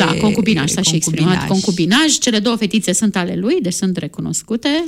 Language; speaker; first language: Romanian; native; Romanian